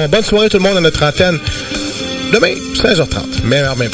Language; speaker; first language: French; native; French